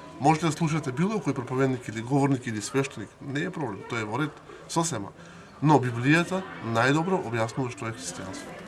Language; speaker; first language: Macedonian; non-native, local second language; Romany